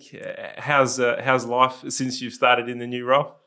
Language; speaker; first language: English; native; English